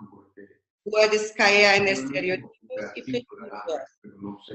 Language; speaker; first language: Spanish; non-native, fluent; German